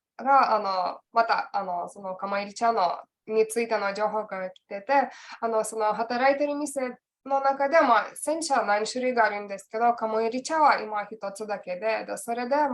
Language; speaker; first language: Japanese; non-native, learner; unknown